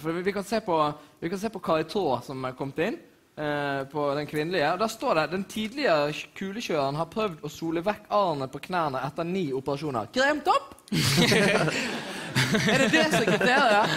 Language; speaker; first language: Norwegian; native; Norwegian